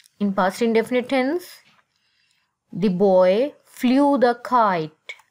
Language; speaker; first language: English; non-native, local second language; Urdu